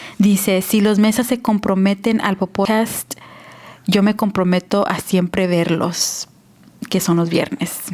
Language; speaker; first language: Spanish; early bilingual, heritage; Spanish